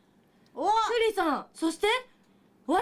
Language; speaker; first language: Japanese; native; Japanese